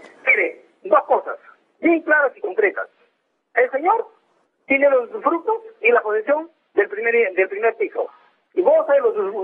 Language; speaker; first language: Spanish; native; Spanish